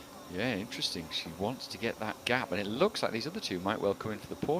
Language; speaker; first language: English; native; English